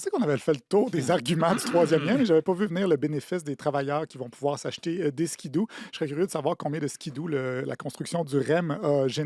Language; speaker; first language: French; native; French